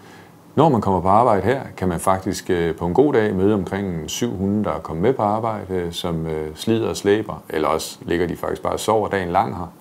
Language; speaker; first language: Danish; native; Danish